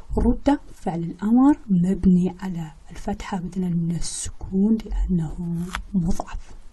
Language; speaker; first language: Arabic; non-native, local second language; Kurdish